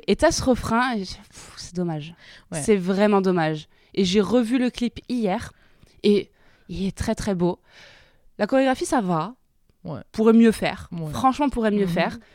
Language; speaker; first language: French; native; French